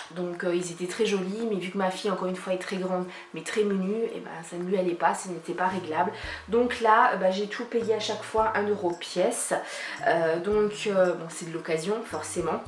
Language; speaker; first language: French; native; French